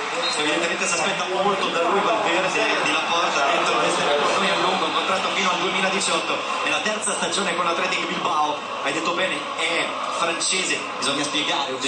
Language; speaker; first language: Italian; native; Italian